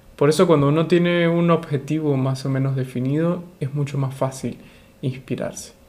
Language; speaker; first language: Spanish; native; Spanish